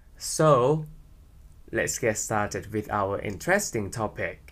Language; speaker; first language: English; non-native, fluent; Thai